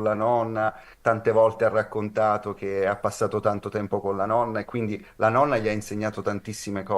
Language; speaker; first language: Italian; native; Italian